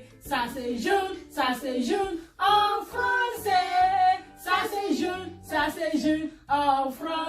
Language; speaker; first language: French; non-native, learner; Igbo